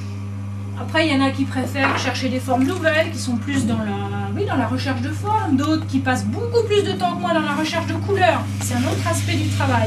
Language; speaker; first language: French; native; French